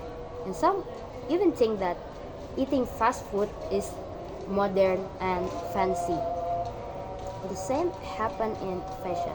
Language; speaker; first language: English; non-native, learner; Indonesian